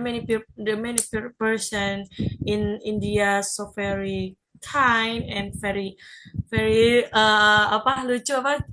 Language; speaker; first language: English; non-native, learner; Indonesian